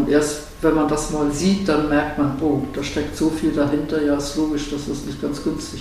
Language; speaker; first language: German; native; German